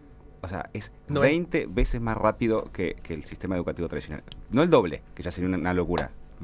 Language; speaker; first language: Spanish; native; Spanish